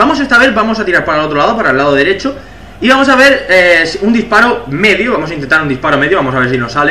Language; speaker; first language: Spanish; native; Spanish